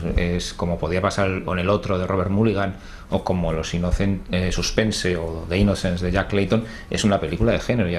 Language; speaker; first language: Spanish; native; Spanish